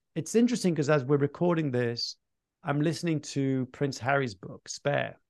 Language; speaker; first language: English; early bilingual, other home language; French